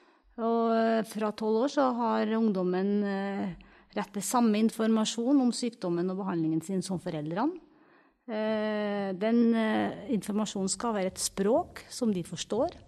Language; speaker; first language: Norwegian; native; Norwegian